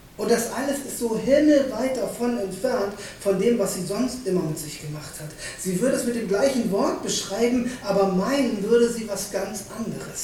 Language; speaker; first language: German; native; German